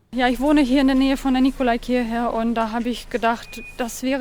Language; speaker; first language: German; non-native, fluent; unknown